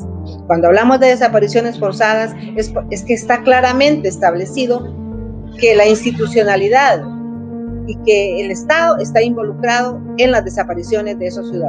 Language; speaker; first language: Spanish; native; Spanish